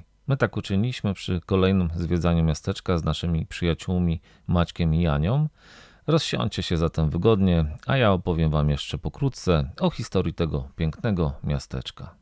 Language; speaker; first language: Polish; native; Polish